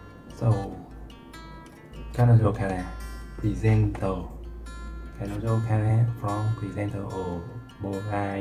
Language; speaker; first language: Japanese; non-native, learner; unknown